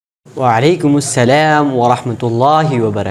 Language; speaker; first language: Arabic; non-native, learner; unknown